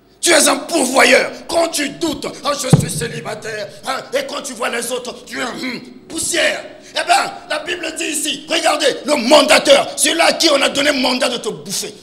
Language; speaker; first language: French; non-native, local second language; Lingala